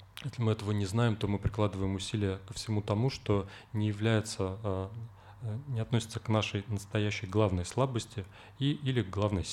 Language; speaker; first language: Russian; native; Russian